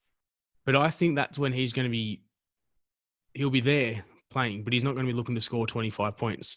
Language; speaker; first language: English; native; English